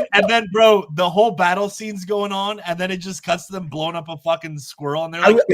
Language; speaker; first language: English; native; English